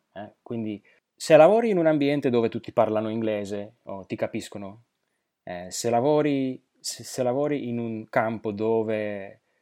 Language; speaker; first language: Italian; non-native, fluent; Slovak